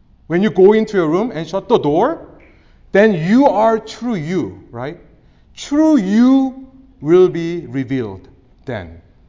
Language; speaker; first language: English; non-native, fluent; Korean